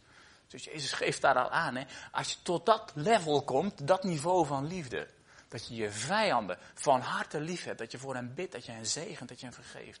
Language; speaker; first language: Dutch; native; Dutch